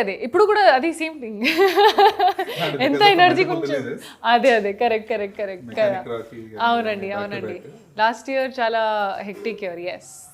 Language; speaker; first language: Telugu; non-native, fluent; Hindi